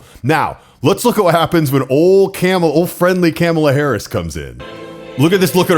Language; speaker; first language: English; native; English